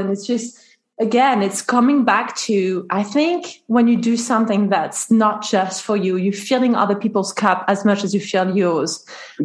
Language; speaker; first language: English; non-native, fluent; French